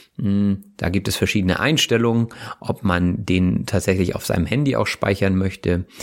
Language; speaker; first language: German; native; German